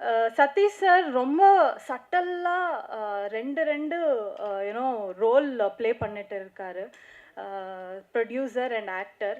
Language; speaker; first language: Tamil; non-native, learner; Kannada